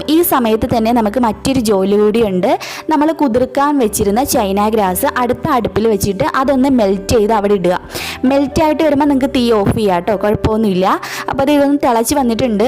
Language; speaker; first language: Malayalam; native; Malayalam